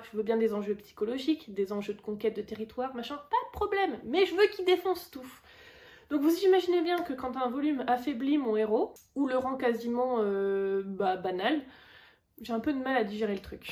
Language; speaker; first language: French; native; French